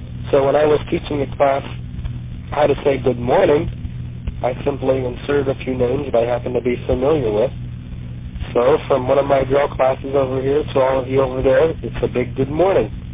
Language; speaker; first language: English; native; English